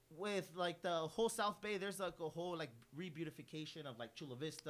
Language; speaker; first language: English; early bilingual, other home language; Spanish